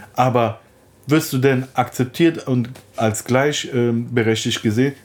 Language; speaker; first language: German; early bilingual, other home language; Turkish